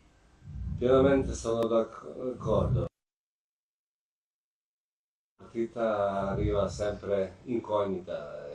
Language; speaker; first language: Italian; non-native, fluent; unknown